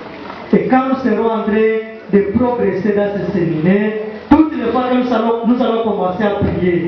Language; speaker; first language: French; non-native, local second language; Swahili